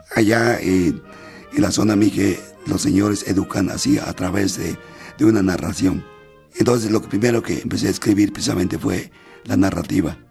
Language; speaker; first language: Spanish; non-native, local second language; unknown